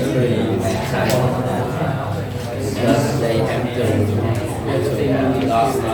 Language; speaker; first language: English; non-native, learner; Vietnamese